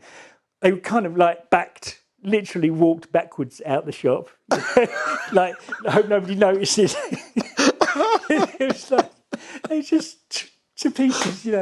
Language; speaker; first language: English; native; English